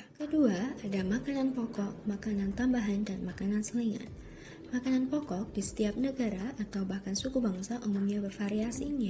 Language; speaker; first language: Indonesian; native; Indonesian